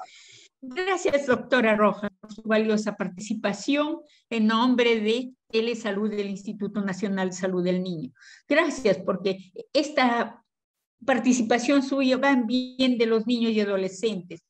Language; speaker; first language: Spanish; native; Spanish